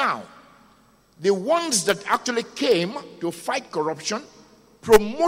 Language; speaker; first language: English; non-native, local second language; Yoruba